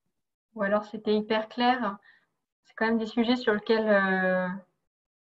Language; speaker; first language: French; native; French